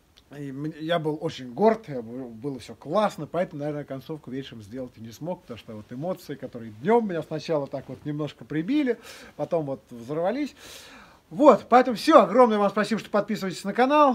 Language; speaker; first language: Russian; native; Russian